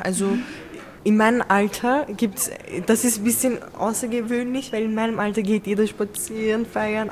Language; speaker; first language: German; early bilingual, other home language; Turkish